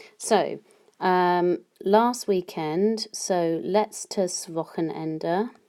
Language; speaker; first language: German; non-native, fluent; English